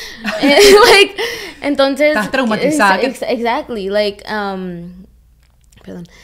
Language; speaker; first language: Spanish; early bilingual, heritage; Spanish